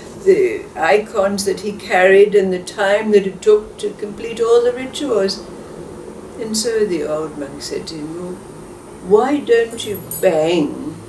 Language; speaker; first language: English; native; English